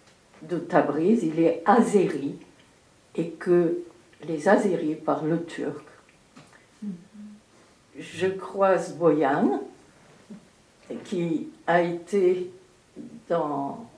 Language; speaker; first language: French; early bilingual, heritage; French